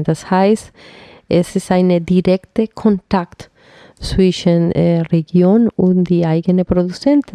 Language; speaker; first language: German; non-native, fluent; Spanish